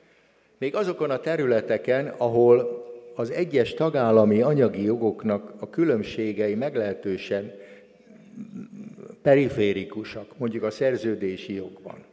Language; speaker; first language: Hungarian; native; Hungarian